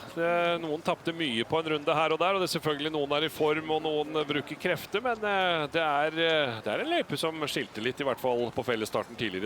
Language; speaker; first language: Norwegian; native; Norwegian